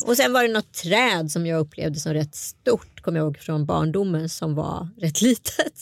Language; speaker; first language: Swedish; early bilingual, other home language; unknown